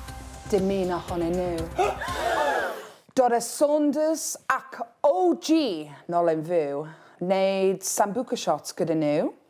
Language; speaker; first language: Welsh; non-native, learner; English